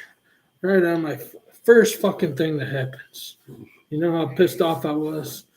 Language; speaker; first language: English; native; English